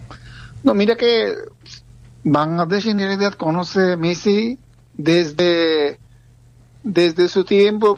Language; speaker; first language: Spanish; non-native, learner; Bangla